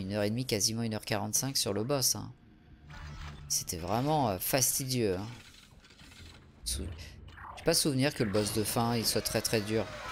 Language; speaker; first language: French; native; French